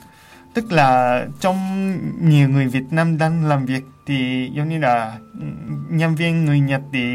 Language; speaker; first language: Vietnamese; non-native, fluent; Japanese